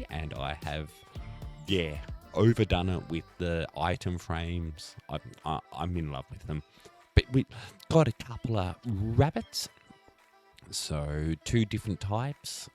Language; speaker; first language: English; native; English